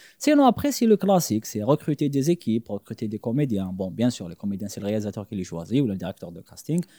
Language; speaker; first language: French; non-native, local second language; Arabic